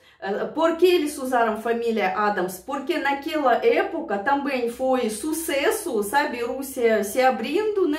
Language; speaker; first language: Portuguese; non-native, learner; Russian